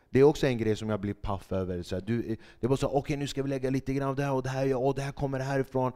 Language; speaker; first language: Swedish; early bilingual, other home language; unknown